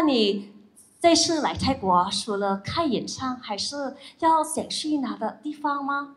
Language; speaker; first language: Chinese; non-native, fluent; Thai